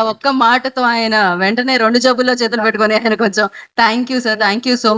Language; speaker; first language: Telugu; native; Telugu